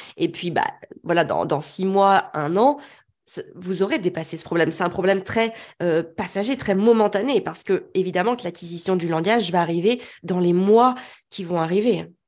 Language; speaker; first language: French; native; French